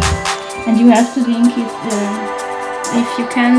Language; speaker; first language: English; non-native, learner; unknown